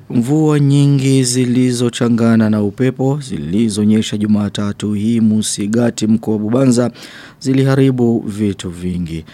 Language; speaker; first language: Swahili; non-native, local second language; Rundi